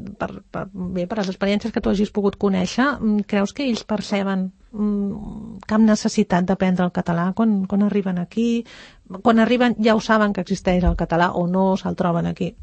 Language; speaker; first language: Catalan; native; Catalan